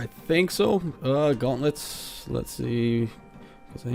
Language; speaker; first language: English; native; English